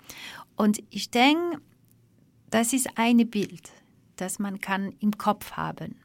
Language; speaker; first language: German; non-native, fluent; Dutch